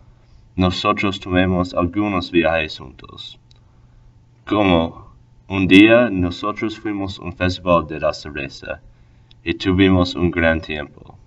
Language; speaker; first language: Spanish; non-native, learner; English